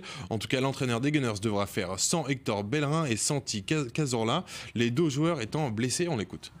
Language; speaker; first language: French; native; French